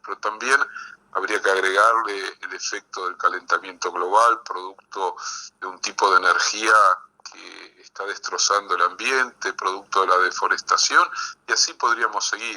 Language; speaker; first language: Spanish; native; Spanish